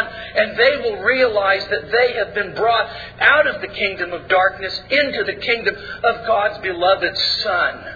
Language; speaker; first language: English; native; English